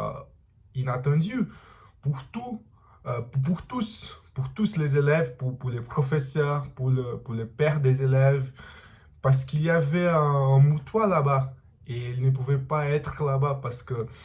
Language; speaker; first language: French; non-native, learner; Portuguese